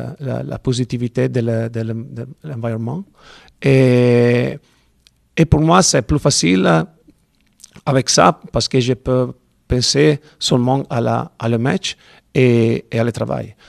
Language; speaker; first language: French; non-native, learner; Italian